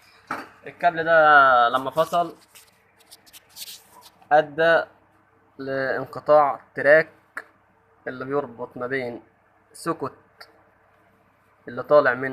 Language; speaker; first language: Arabic; native; Arabic